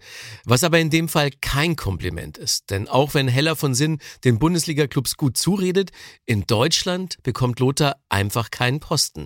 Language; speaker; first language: German; native; German